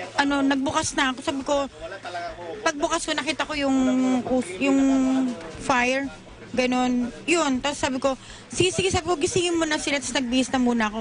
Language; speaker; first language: Filipino; native; Filipino